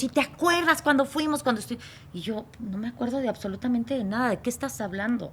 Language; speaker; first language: Spanish; native; Spanish